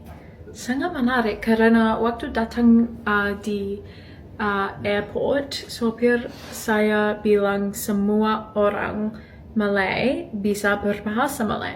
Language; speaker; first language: Indonesian; non-native, fluent; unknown